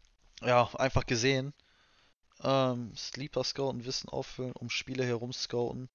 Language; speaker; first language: German; native; German